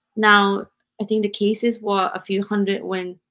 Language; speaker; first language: English; non-native, fluent; Japanese